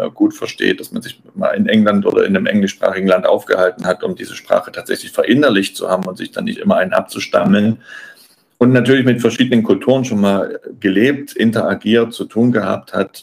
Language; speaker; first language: German; native; German